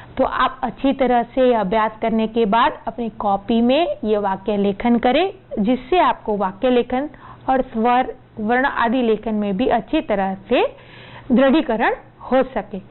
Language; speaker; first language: Hindi; non-native, local second language; Gujarati